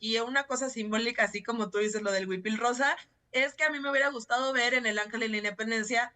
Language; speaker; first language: Spanish; native; Spanish